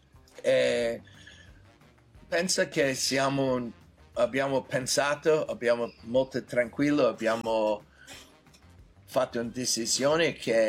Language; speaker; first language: Italian; non-native, learner; English